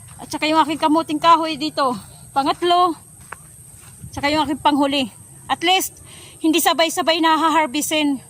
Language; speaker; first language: Filipino; non-native, local second language; Waray